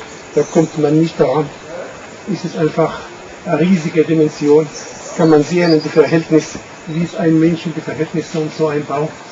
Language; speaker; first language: German; non-native, fluent; Arabic